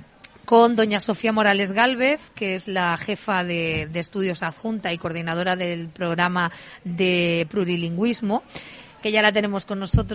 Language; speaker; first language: Spanish; native; Spanish